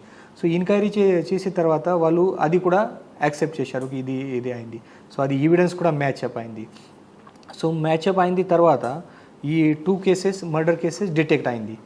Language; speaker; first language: Telugu; non-native, learner; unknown